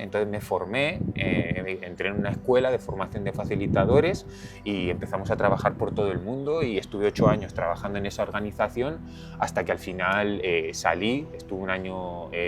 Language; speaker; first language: Spanish; native; Spanish